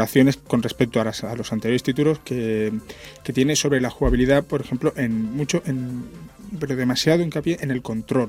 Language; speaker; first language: Spanish; native; Spanish